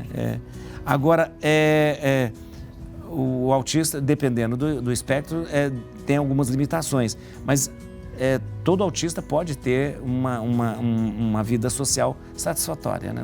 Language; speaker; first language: Portuguese; native; Portuguese